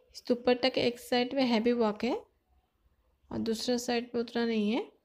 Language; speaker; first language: Hindi; native; Hindi